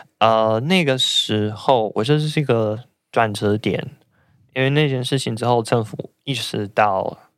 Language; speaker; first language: Chinese; non-native, fluent; Russian